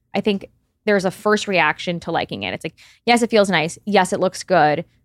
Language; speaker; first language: English; native; English